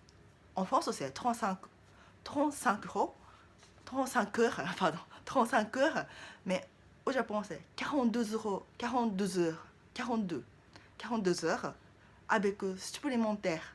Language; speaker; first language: French; non-native, learner; Japanese